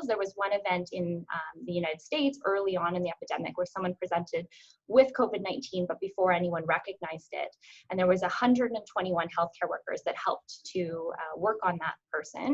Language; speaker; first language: English; native; English